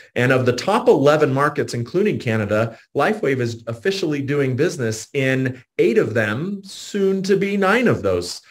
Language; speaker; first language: English; native; English